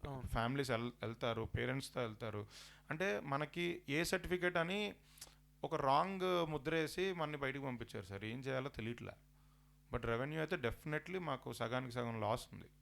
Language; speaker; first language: Telugu; native; Telugu